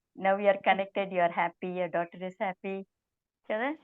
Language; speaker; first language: English; non-native, local second language; Telugu